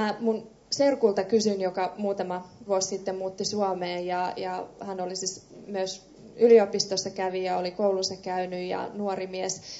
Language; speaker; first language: Finnish; early bilingual, other home language; Persian